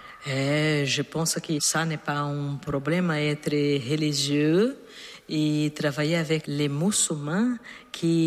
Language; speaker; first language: French; non-native, learner; Portuguese